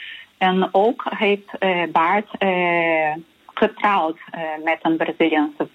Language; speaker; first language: Dutch; non-native, fluent; Portuguese